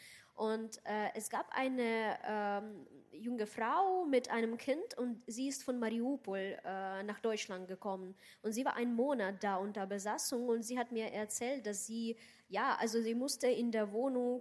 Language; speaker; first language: German; non-native, fluent; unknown